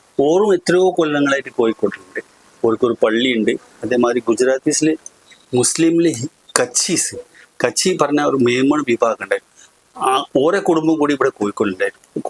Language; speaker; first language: Malayalam; non-native, local second language; Gujarati